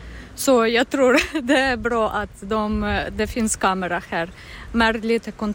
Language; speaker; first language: Swedish; non-native, learner; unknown